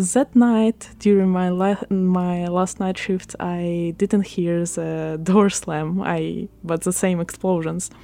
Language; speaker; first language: English; non-native, fluent; Russian